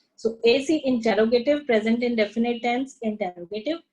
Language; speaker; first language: English; non-native, local second language; Punjabi